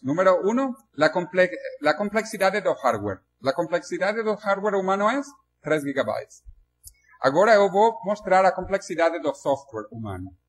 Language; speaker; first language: Spanish; non-native, learner; Portuguese